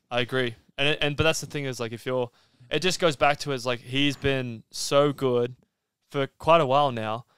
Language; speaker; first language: English; native; English